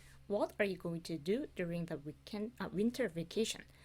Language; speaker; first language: English; non-native, fluent; Korean